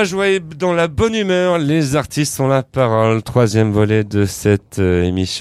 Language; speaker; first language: French; native; French